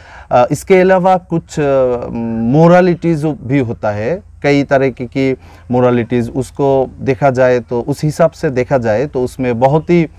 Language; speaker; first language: Hindi; non-native, fluent; Bangla